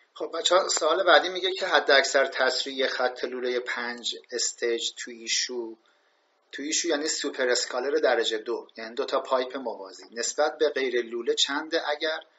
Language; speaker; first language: Persian; native; Persian